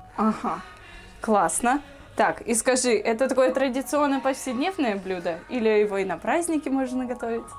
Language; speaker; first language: Russian; native; Russian